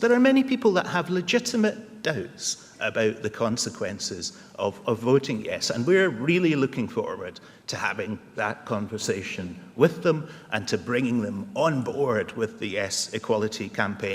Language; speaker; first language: English; native; English